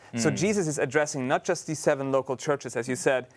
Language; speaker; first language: English; non-native, fluent; German